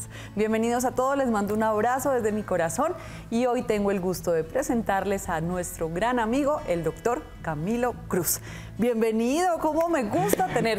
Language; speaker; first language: Spanish; native; Spanish